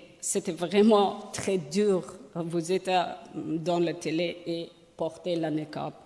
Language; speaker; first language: French; non-native, learner; Persian